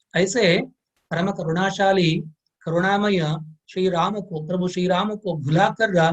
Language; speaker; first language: Hindi; non-native, local second language; Kannada